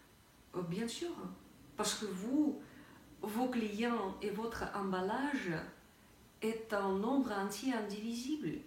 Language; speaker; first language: French; non-native, fluent; Russian